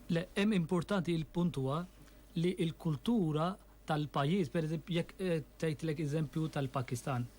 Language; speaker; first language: Maltese; non-native, fluent; Urdu